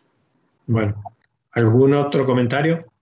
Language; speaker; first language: Spanish; native; Spanish